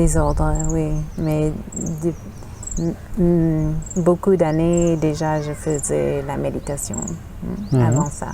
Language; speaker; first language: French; non-native, fluent; English